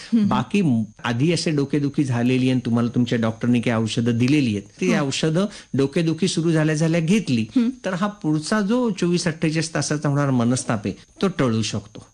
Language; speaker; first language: Marathi; native; Marathi